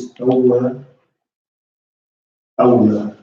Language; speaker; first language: Arabic; non-native, learner; English